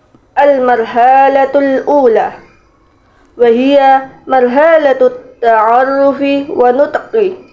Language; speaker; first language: Arabic; non-native, learner; Indonesian